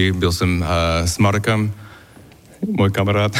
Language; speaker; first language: Slovak; non-native, learner; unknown